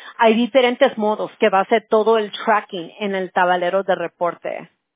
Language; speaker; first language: Spanish; early bilingual, heritage; Spanish